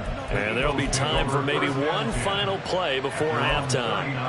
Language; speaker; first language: English; native; English